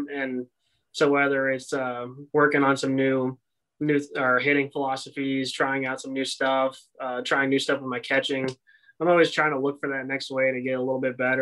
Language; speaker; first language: English; native; English